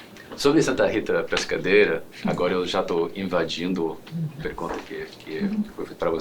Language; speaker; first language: Portuguese; non-native, fluent; English